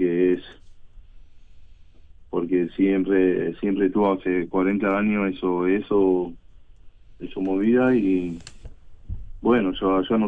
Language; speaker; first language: Spanish; non-native, learner; Persian